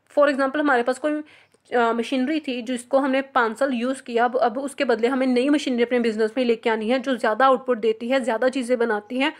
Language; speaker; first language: Hindi; non-native, local second language; Punjabi